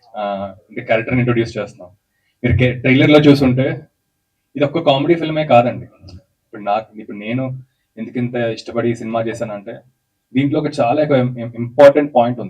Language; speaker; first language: Telugu; native; Telugu